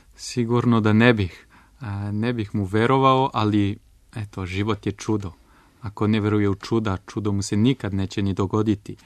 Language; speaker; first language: Serbian; non-native, fluent; French